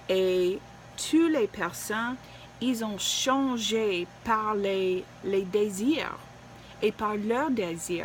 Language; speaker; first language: French; non-native, learner; English